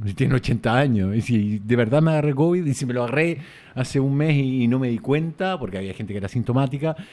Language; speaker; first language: Spanish; native; Spanish